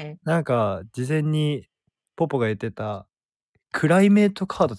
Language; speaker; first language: Japanese; native; Japanese